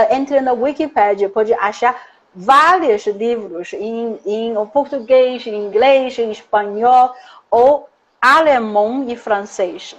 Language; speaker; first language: Portuguese; non-native, fluent; Chinese